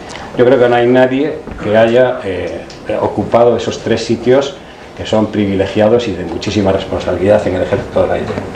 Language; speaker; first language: Spanish; native; Spanish